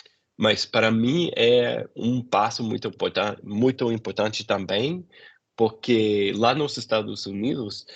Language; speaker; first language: Portuguese; non-native, fluent; English